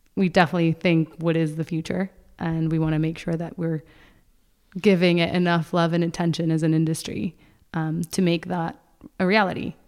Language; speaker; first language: English; non-native, fluent; Spanish